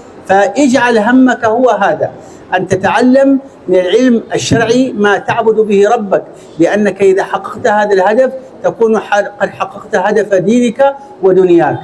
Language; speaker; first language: Arabic; native; Arabic